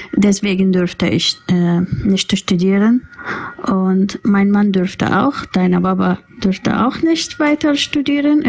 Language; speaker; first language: German; non-native, fluent; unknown